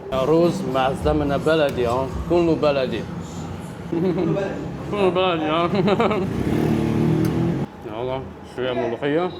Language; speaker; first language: Arabic; non-native, fluent; Chinese